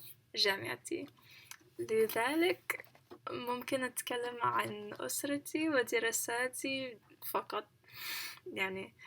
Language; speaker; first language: Arabic; non-native, learner; English